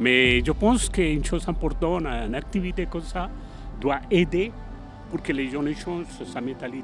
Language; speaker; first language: French; non-native, fluent; Spanish